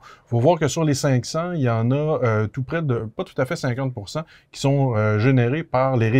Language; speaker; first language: French; native; French